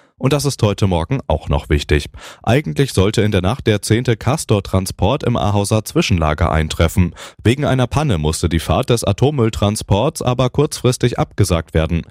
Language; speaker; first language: German; native; German